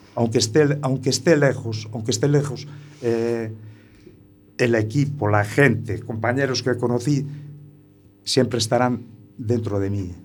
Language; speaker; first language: Spanish; native; Spanish